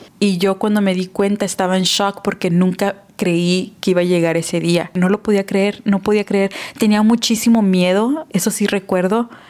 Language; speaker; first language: Spanish; early bilingual, heritage; Spanish